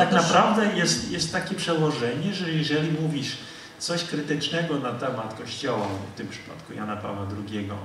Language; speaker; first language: Polish; non-native, fluent; Dutch